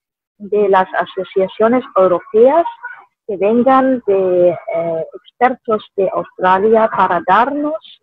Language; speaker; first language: Spanish; non-native, fluent; German